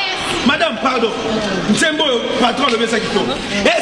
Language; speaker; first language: French; non-native, local second language; Lingala